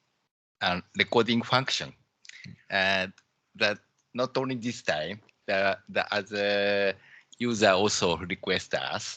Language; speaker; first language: English; non-native, learner; Japanese